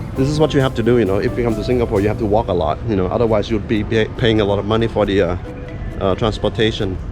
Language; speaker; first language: English; non-native, fluent; Thai